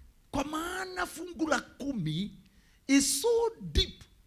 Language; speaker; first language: English; non-native, local second language; Kikuyu